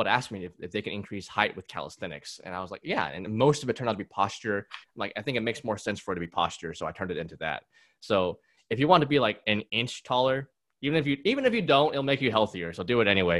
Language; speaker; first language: English; native; English